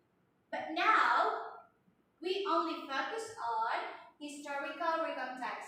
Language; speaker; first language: English; non-native, learner; Indonesian